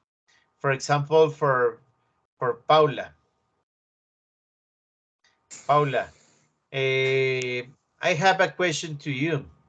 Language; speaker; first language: English; non-native, learner; Spanish